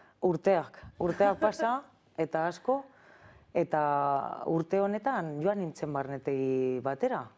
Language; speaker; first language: Basque; non-native, local second language; Spanish